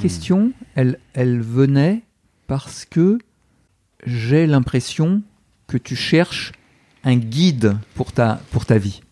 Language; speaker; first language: French; non-native, learner; English